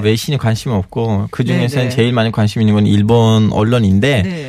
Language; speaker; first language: Korean; non-native, fluent; Turkish